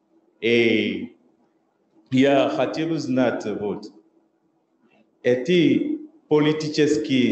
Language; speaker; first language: Russian; non-native, local second language; French